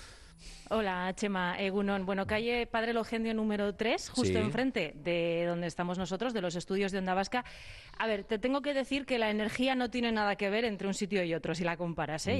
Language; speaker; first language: Spanish; native; Spanish